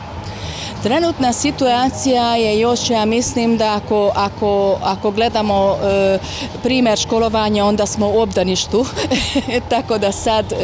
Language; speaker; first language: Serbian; non-native, fluent; Hungarian